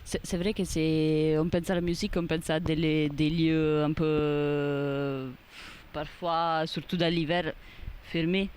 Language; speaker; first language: French; non-native, learner; Italian